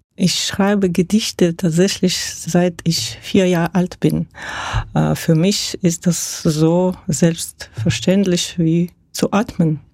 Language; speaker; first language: German; non-native, fluent; Russian